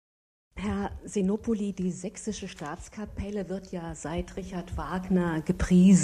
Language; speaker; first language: German; native; German